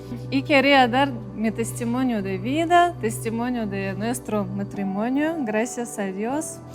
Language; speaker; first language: Spanish; non-native, fluent; Russian